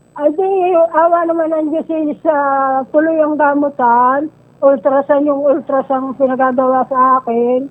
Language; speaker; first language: Filipino; native; Filipino